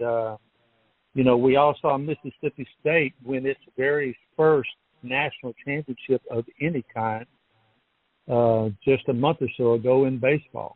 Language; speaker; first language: English; native; English